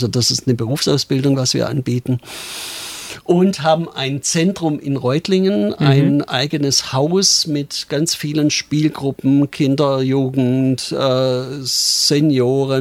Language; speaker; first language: German; native; German